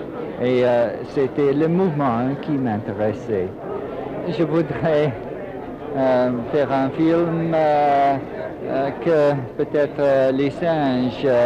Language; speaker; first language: French; non-native, fluent; English